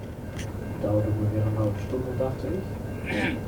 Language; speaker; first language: German; non-native, fluent; English